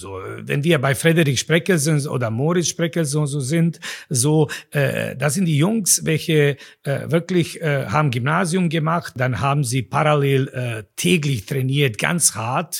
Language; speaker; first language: German; non-native, fluent; Bosnian